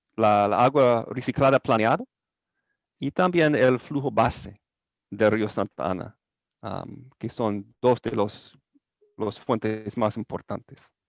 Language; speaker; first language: Spanish; non-native, learner; English